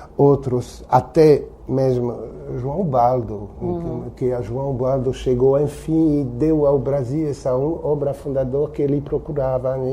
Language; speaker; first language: Portuguese; non-native, fluent; French